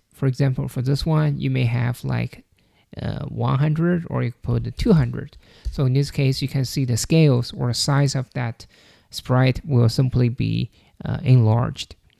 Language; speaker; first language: English; non-native, fluent; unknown